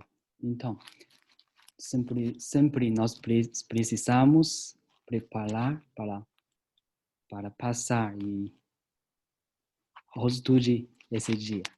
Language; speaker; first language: Portuguese; non-native, learner; Chinese